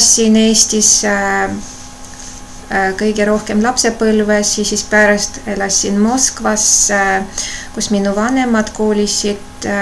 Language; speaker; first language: Estonian; non-native, local second language; Russian